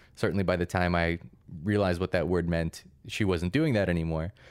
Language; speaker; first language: English; early bilingual, other home language; Russian